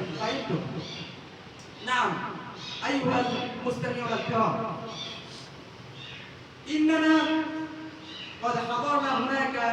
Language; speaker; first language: Arabic; non-native, fluent; Bangla